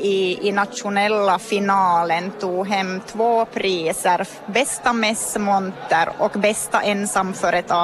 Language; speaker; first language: Swedish; native; Swedish